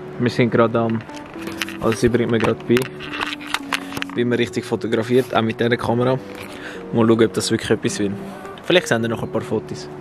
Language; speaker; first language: German; native; German